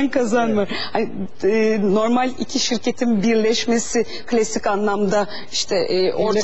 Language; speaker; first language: Turkish; native; Turkish